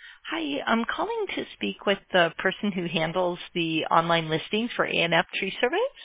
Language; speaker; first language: English; native; English